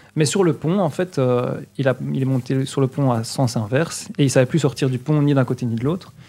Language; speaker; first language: French; native; French